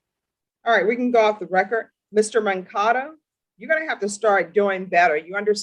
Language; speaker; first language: English; native; English